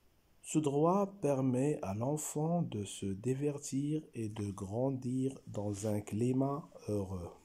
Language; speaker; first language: French; non-native, local second language; Arabic